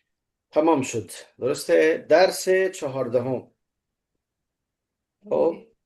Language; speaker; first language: Persian; non-native, fluent; Hindi